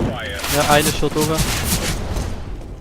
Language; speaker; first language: German; native; German